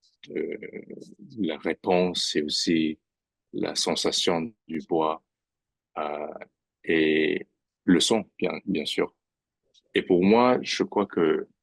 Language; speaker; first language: French; non-native, fluent; English